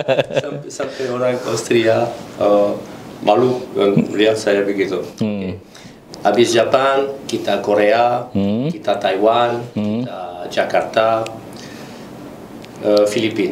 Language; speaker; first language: Indonesian; non-native, learner; Italian